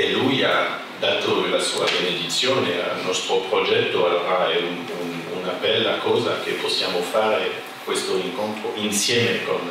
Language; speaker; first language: Italian; non-native, fluent; French